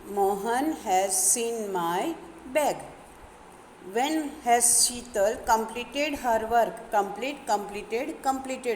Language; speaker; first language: English; non-native, local second language; Gujarati